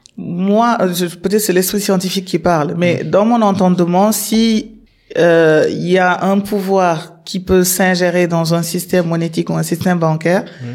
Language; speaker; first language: French; non-native, local second language; Wolof